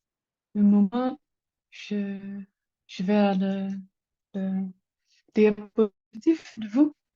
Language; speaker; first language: French; non-native, learner; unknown